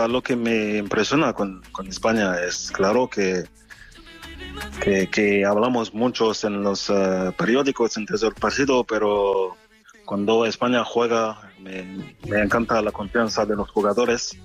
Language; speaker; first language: Spanish; non-native, fluent; French